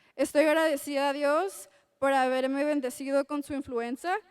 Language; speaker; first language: Spanish; early bilingual, heritage; Spanish